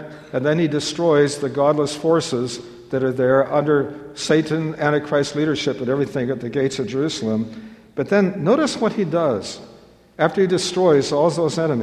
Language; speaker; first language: English; native; English